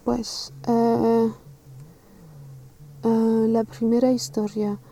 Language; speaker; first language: Spanish; non-native, learner; French